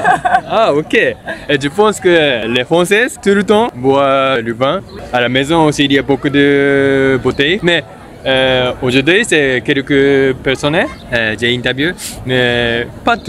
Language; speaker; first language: French; non-native, learner; Japanese